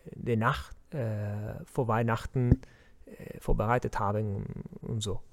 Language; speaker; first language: German; non-native, learner; Spanish